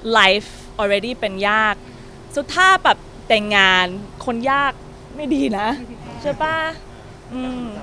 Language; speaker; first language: Thai; non-native, learner; English